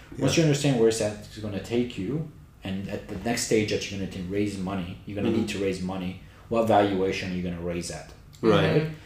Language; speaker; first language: English; native; English